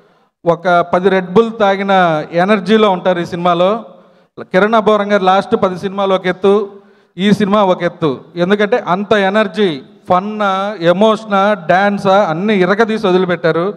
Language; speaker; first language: Telugu; native; Telugu